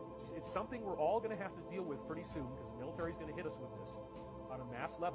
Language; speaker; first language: English; native; English